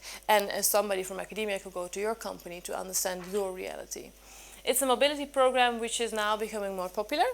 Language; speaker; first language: English; non-native, fluent; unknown